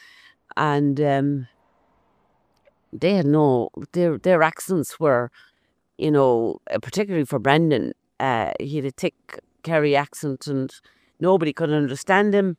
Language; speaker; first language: English; native; English